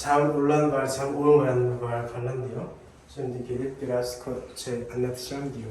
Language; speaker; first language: Turkish; non-native, learner; Korean